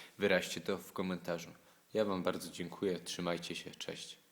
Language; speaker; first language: Polish; native; Polish